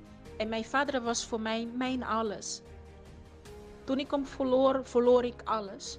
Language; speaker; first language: Dutch; non-native, fluent; Portuguese